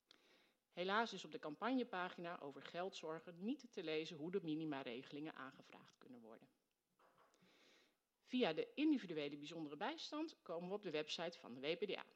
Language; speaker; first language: Dutch; native; Dutch